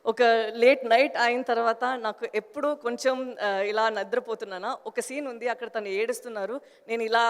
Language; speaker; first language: Telugu; non-native, fluent; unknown